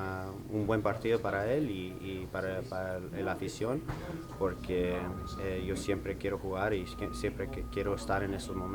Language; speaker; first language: Spanish; early bilingual, heritage; English